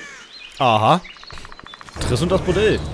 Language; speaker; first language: German; native; German